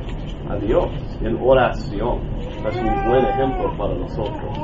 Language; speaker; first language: Spanish; non-native, learner; English